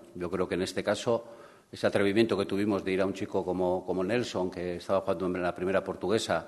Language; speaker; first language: Spanish; native; Spanish